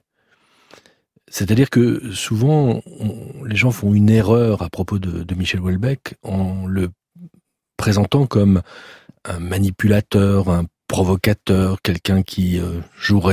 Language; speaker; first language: French; native; French